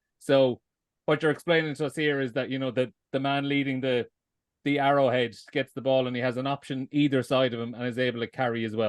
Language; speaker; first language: English; native; English